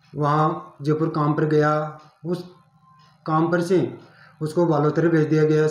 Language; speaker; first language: Hindi; native; Hindi